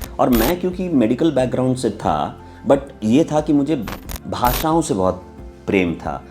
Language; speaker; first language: Hindi; non-native, local second language; Marwari